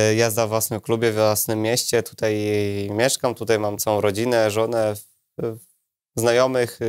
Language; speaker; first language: Polish; native; Polish